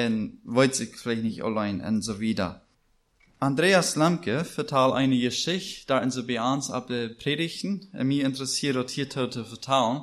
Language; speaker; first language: German; non-native, learner; Plautdietsch